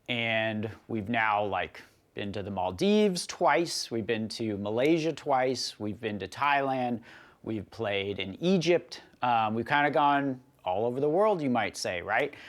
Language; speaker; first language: English; native; English